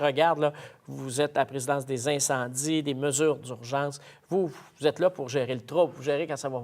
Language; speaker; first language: French; native; French